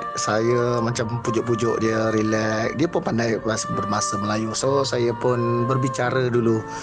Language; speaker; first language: Malay; non-native, local second language; Tamil